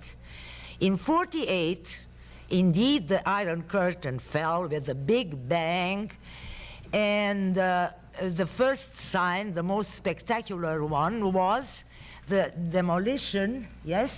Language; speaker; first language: English; non-native, fluent; Romanian